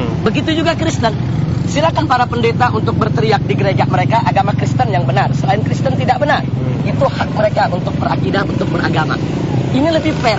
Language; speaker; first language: Indonesian; native; Indonesian